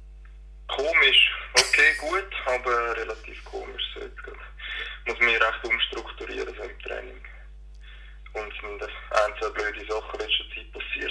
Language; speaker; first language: German; native; German